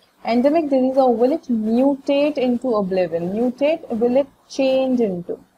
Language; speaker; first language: English; non-native, local second language; Hindi